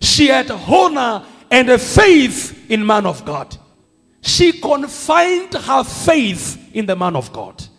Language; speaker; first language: English; non-native, local second language; Swahili